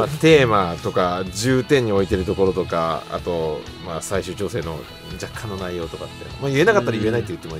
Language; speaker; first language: Japanese; native; Japanese